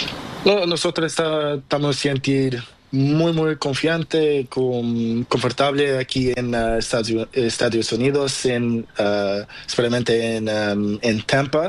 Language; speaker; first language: Spanish; non-native, learner; Portuguese